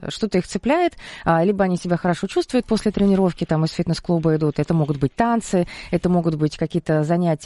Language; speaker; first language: Russian; native; Russian